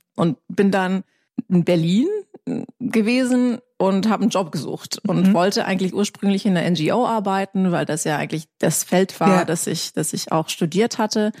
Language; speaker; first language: German; non-native, fluent; English